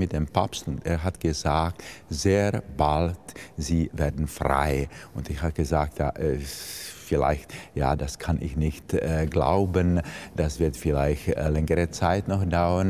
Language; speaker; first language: German; non-native, fluent; Czech